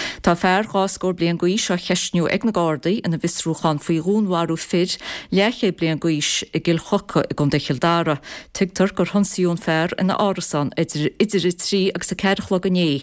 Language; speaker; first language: Irish; native; Irish